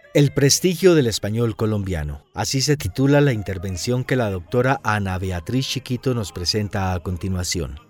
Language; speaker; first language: Spanish; native; Spanish